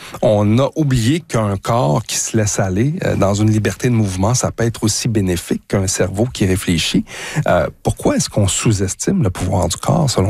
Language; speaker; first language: French; native; French